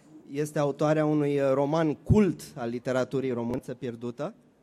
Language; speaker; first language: Romanian; native; Romanian